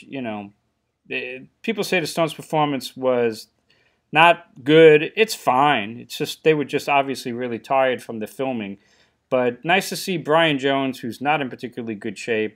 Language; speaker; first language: English; native; English